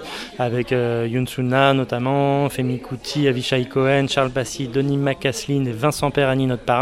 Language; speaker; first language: French; native; French